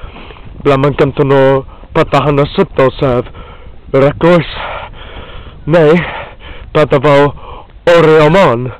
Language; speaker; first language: Welsh; non-native, learner; Hungarian